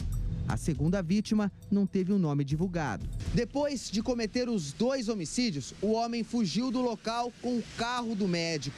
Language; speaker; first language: Portuguese; native; Portuguese